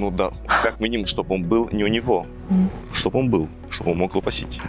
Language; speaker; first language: Russian; non-native, fluent; Greek